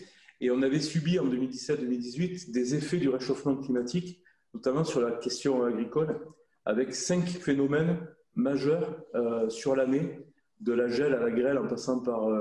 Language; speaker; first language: French; native; French